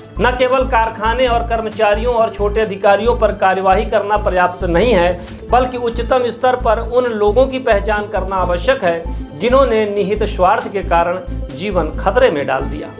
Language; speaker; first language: Hindi; native; Hindi